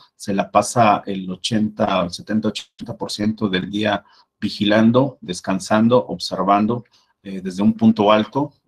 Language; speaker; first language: Spanish; native; Spanish